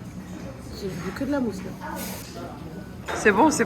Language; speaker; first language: French; native; French